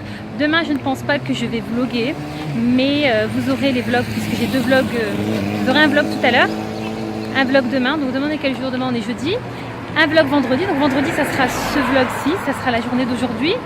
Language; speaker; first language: French; native; French